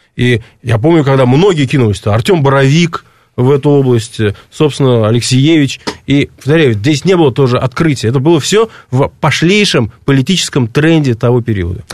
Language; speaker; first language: Russian; native; Russian